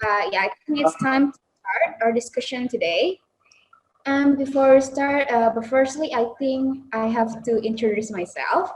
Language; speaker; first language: English; non-native, learner; Indonesian